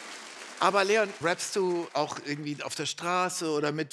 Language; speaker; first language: German; native; German